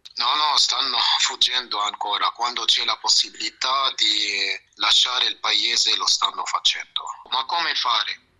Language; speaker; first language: Italian; non-native, fluent; Arabic